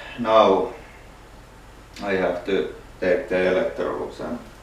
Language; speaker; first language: English; non-native, fluent; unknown